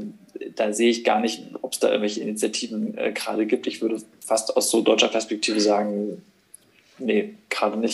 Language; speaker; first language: German; native; German